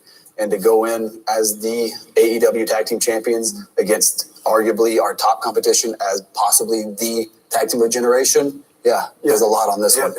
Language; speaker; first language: English; native; English